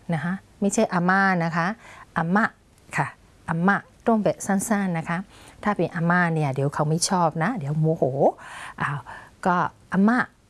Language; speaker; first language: Thai; non-native, fluent; Burmese